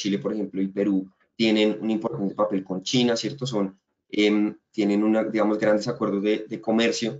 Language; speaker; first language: Spanish; native; Spanish